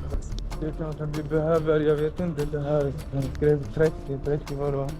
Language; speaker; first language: Swedish; early bilingual, other home language; Arabic